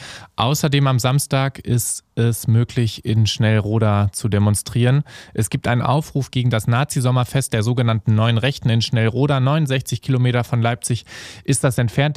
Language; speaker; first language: German; native; German